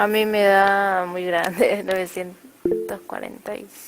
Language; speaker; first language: Spanish; native; Spanish